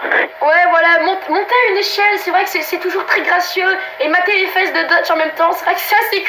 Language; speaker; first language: French; native; French